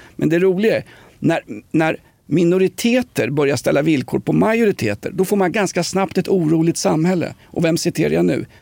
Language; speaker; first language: Swedish; native; Swedish